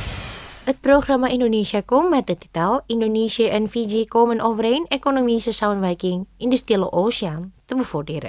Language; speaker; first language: Dutch; non-native, fluent; Indonesian